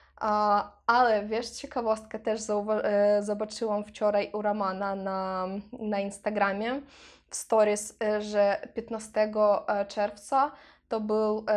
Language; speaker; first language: Polish; non-native, learner; Russian